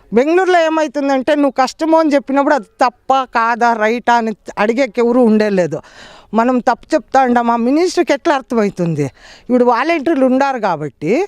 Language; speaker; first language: Telugu; native; Telugu